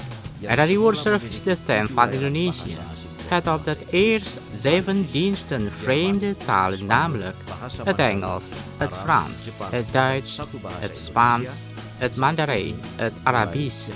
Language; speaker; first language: Dutch; non-native, learner; Indonesian